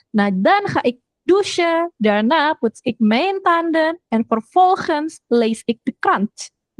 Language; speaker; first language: Dutch; non-native, fluent; Indonesian